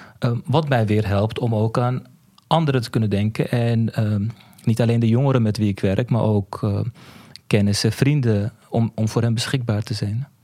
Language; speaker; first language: Dutch; early bilingual, other home language; Turkish